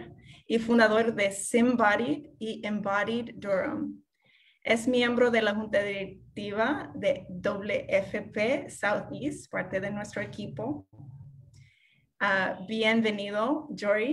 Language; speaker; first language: Spanish; non-native, fluent; English